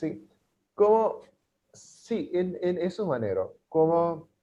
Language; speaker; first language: Spanish; non-native, learner; English